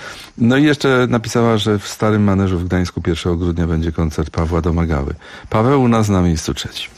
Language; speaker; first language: Polish; native; Polish